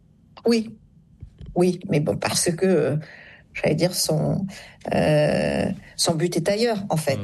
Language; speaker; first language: French; native; French